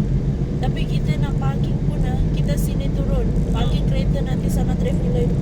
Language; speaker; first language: Malay; native; Malay